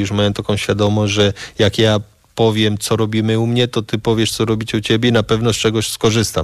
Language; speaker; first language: Polish; early bilingual, heritage; Polish